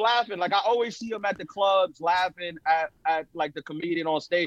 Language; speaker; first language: English; early bilingual, other home language; Spanish